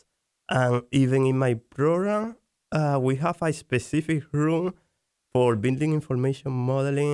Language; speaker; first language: English; non-native, fluent; Spanish